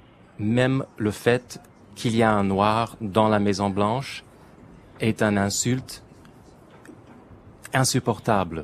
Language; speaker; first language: French; non-native, fluent; English